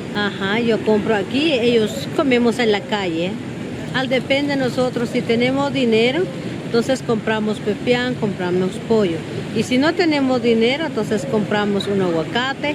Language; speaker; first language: Spanish; non-native, local second language; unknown